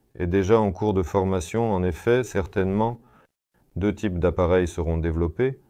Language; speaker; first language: French; non-native, fluent; Russian